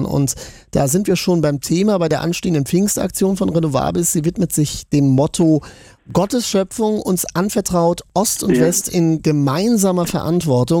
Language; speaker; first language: German; native; German